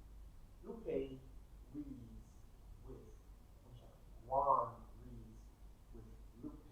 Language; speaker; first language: English; non-native, fluent; Thai